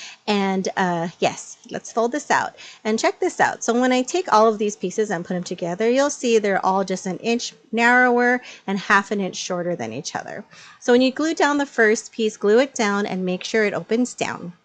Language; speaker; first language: English; native; English